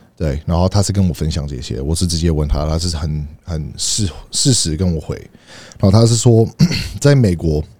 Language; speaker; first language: Chinese; early bilingual, heritage; Chinese